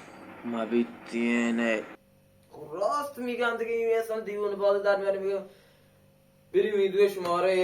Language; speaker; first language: Persian; non-native, local second language; Baluchi